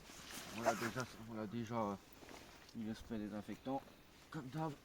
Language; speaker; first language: French; native; French